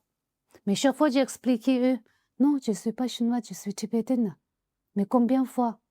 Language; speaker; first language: French; non-native, learner; Tibetan